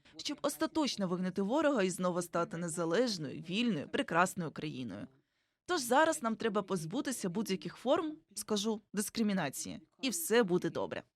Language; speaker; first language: Ukrainian; non-native, fluent; Igbo